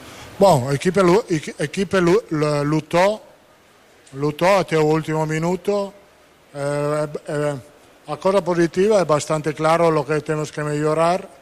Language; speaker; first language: Portuguese; non-native, learner; Italian